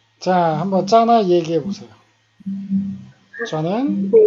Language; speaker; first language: Korean; native; Korean